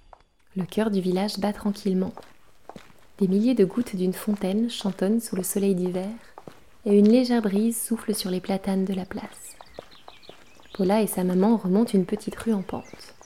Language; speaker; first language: French; native; French